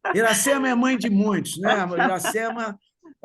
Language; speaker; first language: Portuguese; native; Portuguese